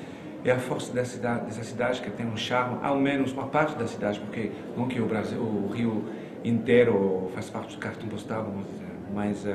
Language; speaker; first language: Portuguese; non-native, fluent; French